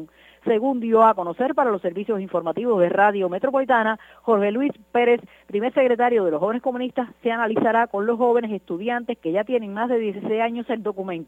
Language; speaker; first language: Spanish; native; Spanish